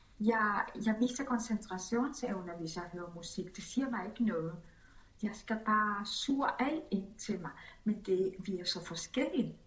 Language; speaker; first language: Danish; early bilingual, other home language; Spanish